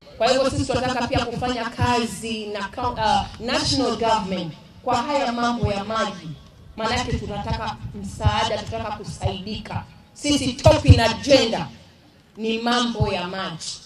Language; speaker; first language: Swahili; native; Swahili